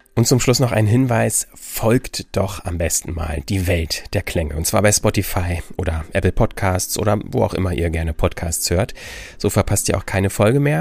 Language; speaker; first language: German; native; German